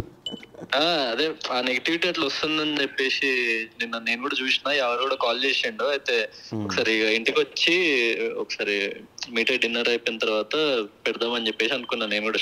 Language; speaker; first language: Telugu; native; Telugu